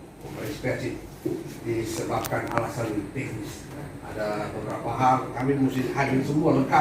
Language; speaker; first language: Indonesian; native; Indonesian